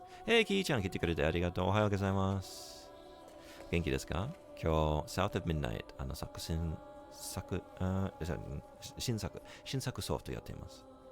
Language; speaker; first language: Japanese; non-native, learner; English